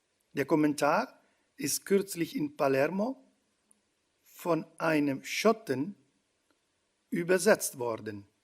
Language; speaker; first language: German; non-native, fluent; Italian